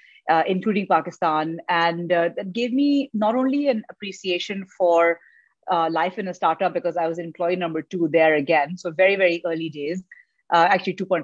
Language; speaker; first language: English; non-native, local second language; Urdu